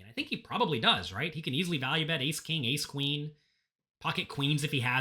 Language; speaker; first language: English; native; English